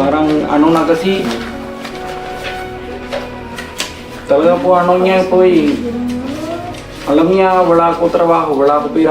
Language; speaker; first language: Filipino; non-native, learner; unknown